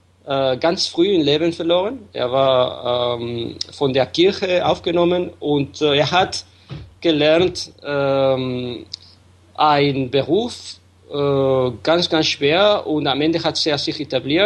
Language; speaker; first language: German; non-native, fluent; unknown